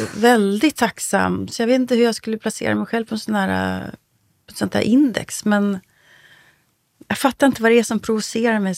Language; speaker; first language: Swedish; native; Swedish